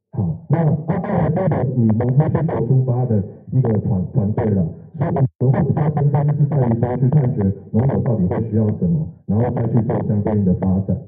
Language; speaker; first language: Chinese; native; Chinese